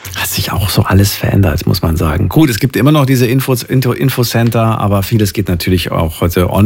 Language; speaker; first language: German; native; German